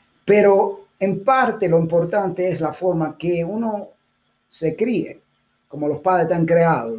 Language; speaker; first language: Spanish; early bilingual, heritage; Spanish